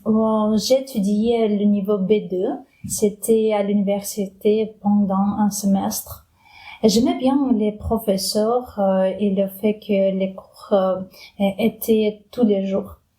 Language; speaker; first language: French; non-native, fluent; Ukrainian